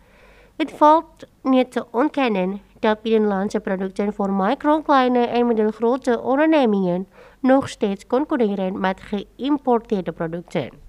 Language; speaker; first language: Dutch; non-native, fluent; Indonesian